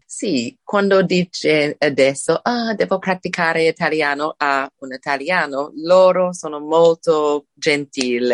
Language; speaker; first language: Italian; non-native, fluent; English